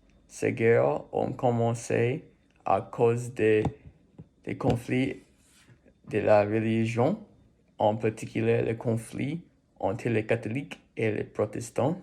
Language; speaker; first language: French; non-native, learner; English